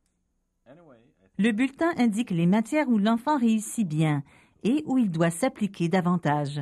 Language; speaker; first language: French; native; French